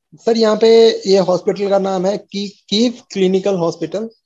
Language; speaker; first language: Hindi; native; Hindi